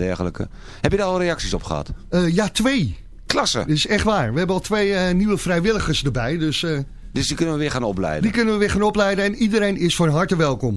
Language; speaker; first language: Dutch; native; Dutch